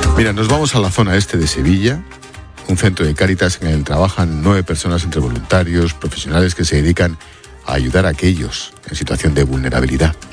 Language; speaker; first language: Spanish; native; Spanish